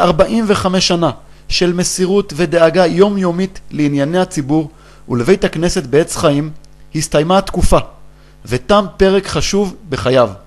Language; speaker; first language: Hebrew; native; Hebrew